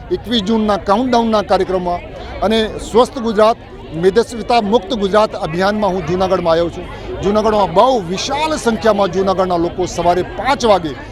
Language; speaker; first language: Gujarati; non-native, local second language; Hindi